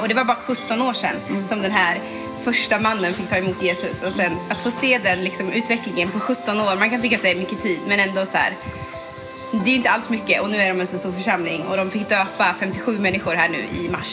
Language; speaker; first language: Swedish; native; Swedish